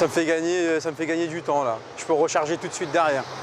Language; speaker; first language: French; native; French